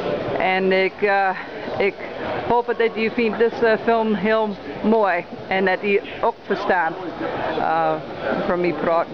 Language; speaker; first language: Dutch; early bilingual, heritage; Dutch